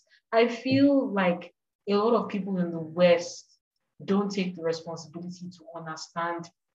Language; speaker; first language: English; non-native, local second language; Yoruba